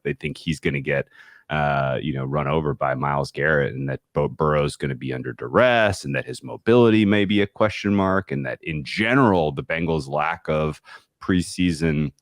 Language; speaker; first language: English; native; English